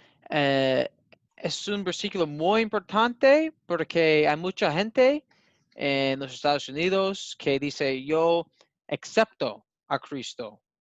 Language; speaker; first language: Spanish; non-native, learner; English